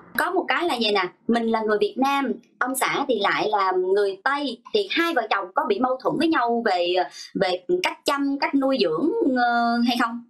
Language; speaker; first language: Vietnamese; native; Vietnamese